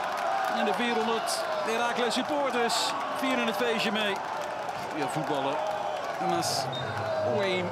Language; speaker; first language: Dutch; native; Dutch